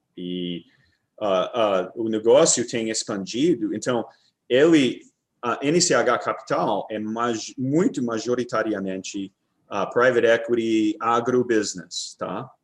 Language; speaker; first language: Portuguese; non-native, fluent; English